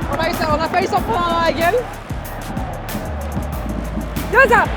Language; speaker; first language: French; native; French